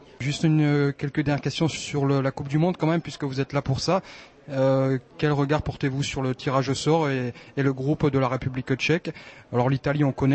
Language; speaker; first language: French; native; French